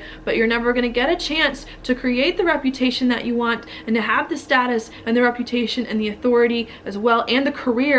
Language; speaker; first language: English; native; English